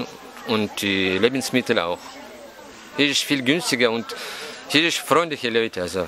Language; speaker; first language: German; non-native, fluent; Russian